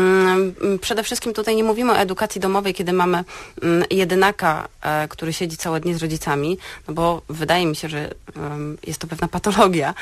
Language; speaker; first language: Polish; native; Polish